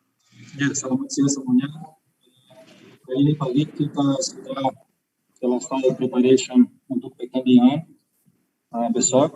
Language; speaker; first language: Indonesian; non-native, learner; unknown